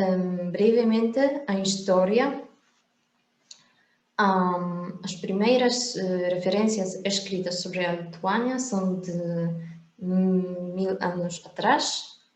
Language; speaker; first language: Portuguese; non-native, fluent; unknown